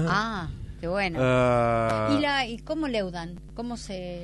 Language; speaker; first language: Spanish; native; Spanish